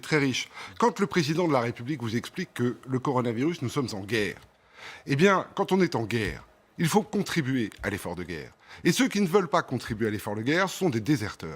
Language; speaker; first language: French; native; French